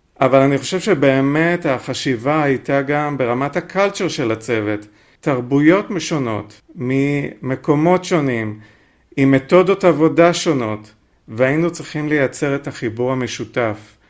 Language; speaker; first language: Hebrew; native; Hebrew